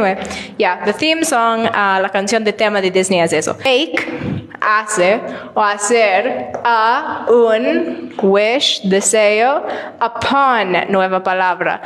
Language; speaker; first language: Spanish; non-native, learner; English